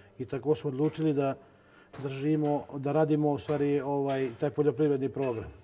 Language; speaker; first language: Serbian; native; Serbian